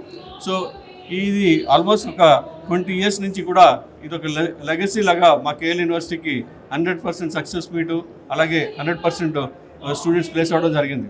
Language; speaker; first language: Telugu; native; Telugu